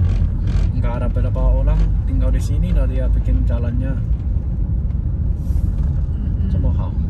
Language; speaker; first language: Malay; non-native, learner; Chinese